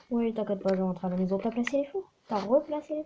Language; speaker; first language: French; native; French